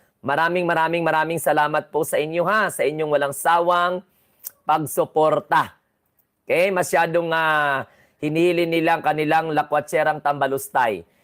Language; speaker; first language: Filipino; non-native, local second language; Cebuano